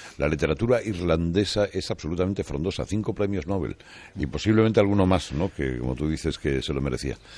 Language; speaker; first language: Spanish; native; Spanish